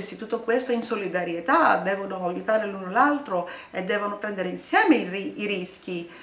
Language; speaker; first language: Italian; non-native, fluent; Greek